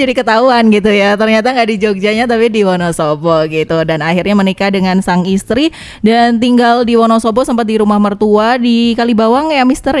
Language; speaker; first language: Indonesian; native; Indonesian